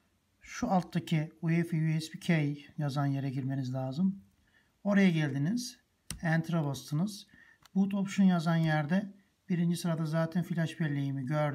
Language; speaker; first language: Turkish; native; Turkish